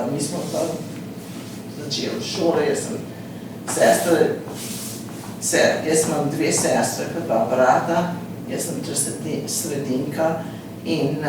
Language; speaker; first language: Slovenian; early bilingual, heritage; Slovenian